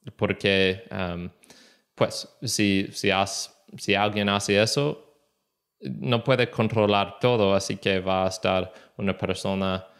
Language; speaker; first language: Spanish; non-native, learner; English